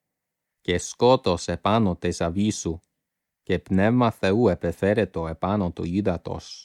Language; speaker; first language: Greek; non-native, fluent; English